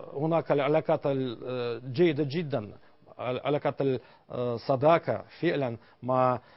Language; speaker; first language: Arabic; non-native, fluent; Russian